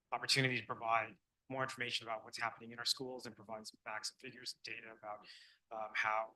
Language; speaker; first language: English; non-native, fluent; Chinese